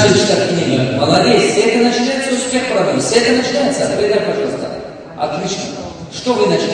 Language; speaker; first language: Russian; non-native, local second language; Tajik